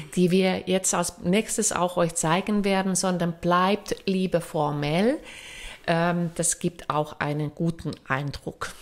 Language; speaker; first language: German; non-native, fluent; Finnish